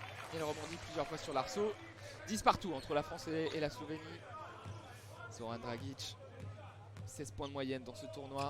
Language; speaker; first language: French; native; French